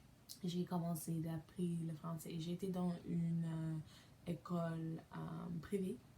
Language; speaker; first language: French; non-native, learner; English